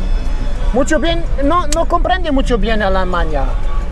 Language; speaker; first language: Spanish; non-native, learner; German